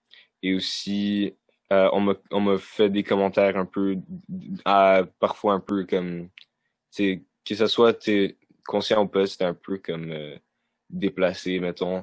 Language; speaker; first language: French; native; French